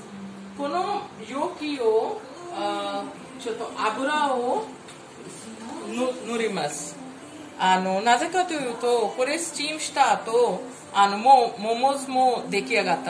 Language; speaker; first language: Japanese; non-native, fluent; Hindi